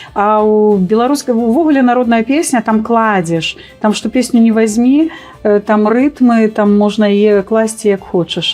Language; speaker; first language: Belarusian; native; Belarusian